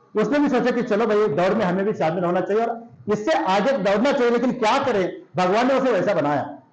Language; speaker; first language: Hindi; non-native, local second language; Marathi